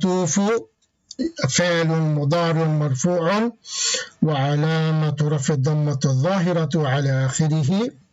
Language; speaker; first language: Arabic; non-native, fluent; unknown